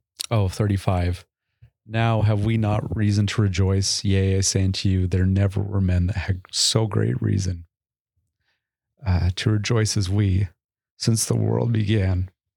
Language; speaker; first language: English; native; English